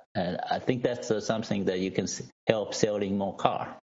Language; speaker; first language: English; non-native, fluent; Chinese